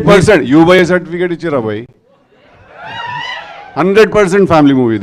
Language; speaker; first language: Telugu; native; Telugu